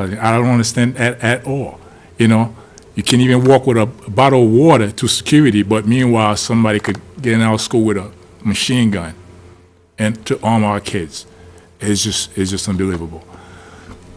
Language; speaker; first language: English; non-native, fluent; Haitian Creole